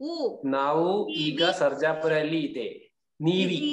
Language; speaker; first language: Kannada; non-native, learner; Malayalam